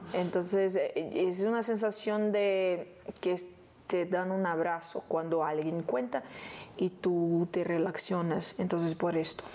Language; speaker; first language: Spanish; non-native, fluent; Portuguese